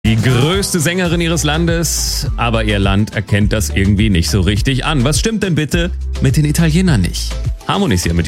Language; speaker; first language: German; native; German